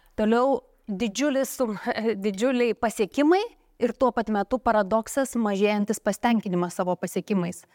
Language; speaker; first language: Lithuanian; native; Lithuanian